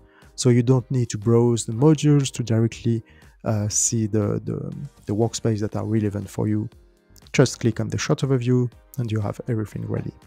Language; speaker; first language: English; non-native, fluent; French